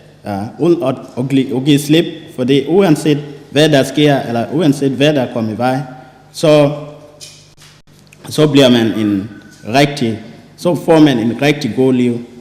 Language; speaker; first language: Danish; non-native, fluent; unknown